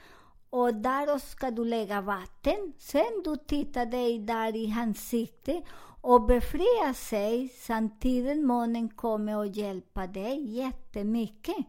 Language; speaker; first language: Swedish; non-native, learner; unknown